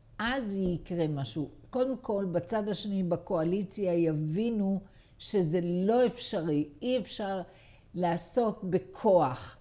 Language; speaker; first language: Hebrew; native; Hebrew